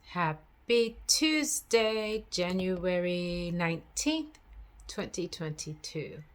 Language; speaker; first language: English; native; English